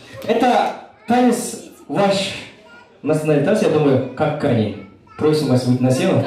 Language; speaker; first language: Russian; non-native, local second language; Kyrgyz